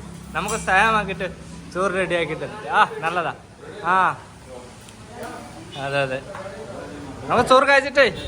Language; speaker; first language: Malayalam; non-native, learner; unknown